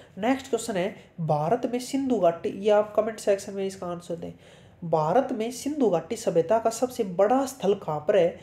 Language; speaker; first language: Hindi; native; Hindi